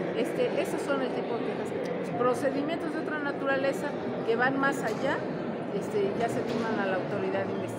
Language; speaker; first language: Spanish; native; Spanish